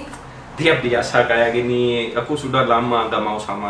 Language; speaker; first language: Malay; non-native, learner; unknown